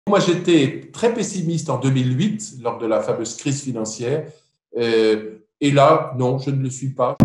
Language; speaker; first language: French; native; French